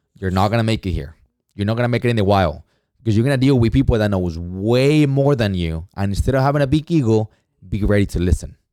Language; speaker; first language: English; non-native, fluent; Spanish